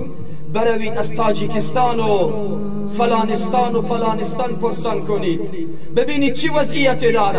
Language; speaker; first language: Persian; native; Persian